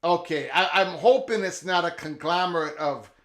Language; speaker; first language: English; native; English